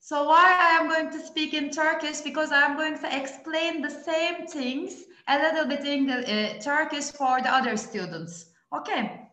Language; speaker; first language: English; non-native, fluent; Turkish